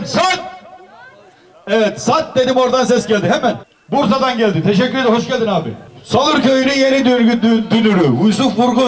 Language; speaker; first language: Turkish; native; Turkish